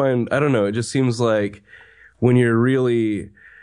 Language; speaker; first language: English; native; English